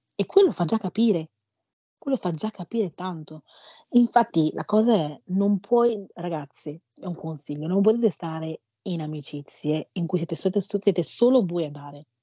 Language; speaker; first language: Italian; early bilingual, other home language; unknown